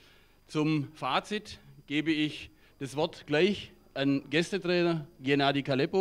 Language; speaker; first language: German; native; German